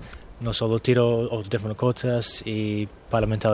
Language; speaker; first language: Spanish; non-native, learner; English